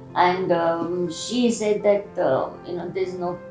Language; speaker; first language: English; non-native, local second language; Hindi